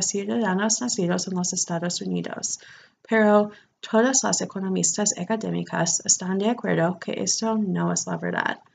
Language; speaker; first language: Spanish; non-native, fluent; English